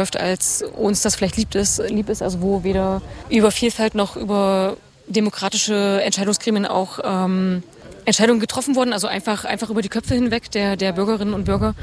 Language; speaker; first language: German; native; German